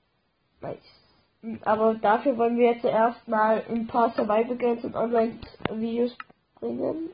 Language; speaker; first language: German; native; German